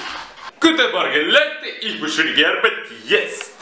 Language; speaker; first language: German; non-native, learner; Russian